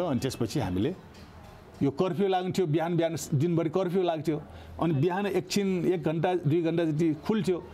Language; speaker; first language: Nepali; non-native, local second language; Newari